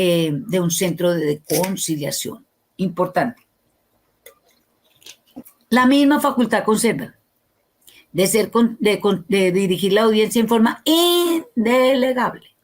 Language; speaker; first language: Spanish; native; Spanish